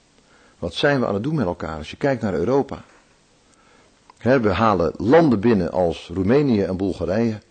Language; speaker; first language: Dutch; native; Dutch